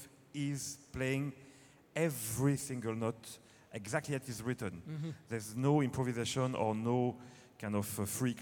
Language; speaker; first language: English; non-native, fluent; French